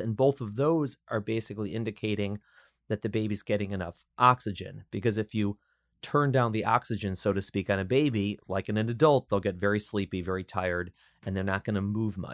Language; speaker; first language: English; native; English